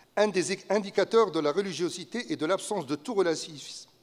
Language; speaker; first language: French; non-native, local second language; Arabic